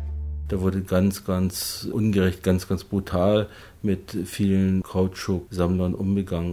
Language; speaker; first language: German; native; German